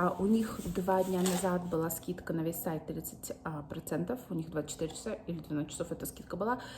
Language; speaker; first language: Russian; early bilingual, heritage; Russian